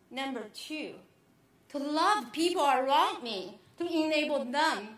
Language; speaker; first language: English; non-native, fluent; Chinese